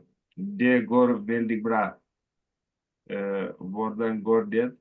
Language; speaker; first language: Norwegian; non-native, learner; Lithuanian